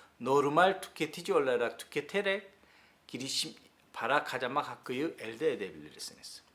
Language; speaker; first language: Turkish; non-native, learner; Korean